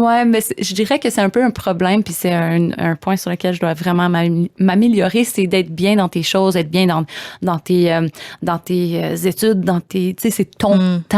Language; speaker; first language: French; native; French